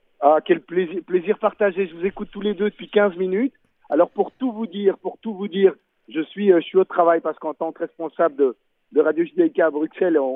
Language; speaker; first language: French; native; French